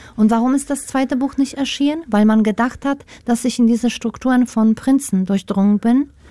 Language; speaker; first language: German; non-native, fluent; Polish